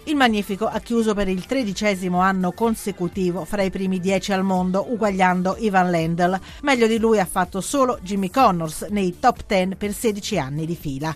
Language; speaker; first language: Italian; native; Italian